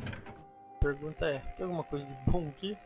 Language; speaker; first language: Portuguese; native; Portuguese